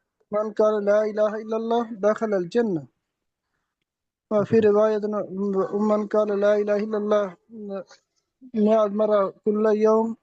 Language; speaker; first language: Arabic; non-native, learner; Urdu